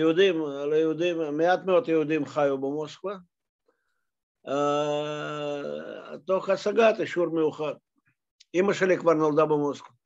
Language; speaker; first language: Hebrew; non-native, fluent; Russian